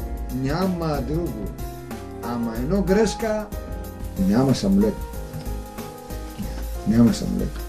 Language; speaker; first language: Bulgarian; non-native, learner; Greek